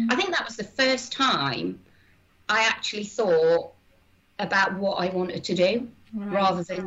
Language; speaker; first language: English; native; English